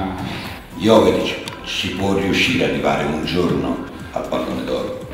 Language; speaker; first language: Italian; native; Italian